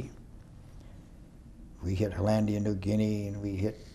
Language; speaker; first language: English; native; English